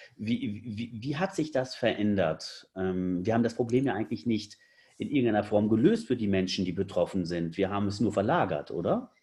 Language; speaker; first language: German; native; German